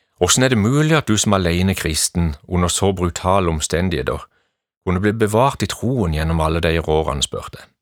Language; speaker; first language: Norwegian; native; Norwegian